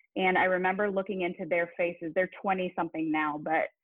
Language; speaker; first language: English; native; English